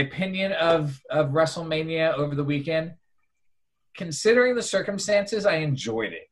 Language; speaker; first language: English; native; English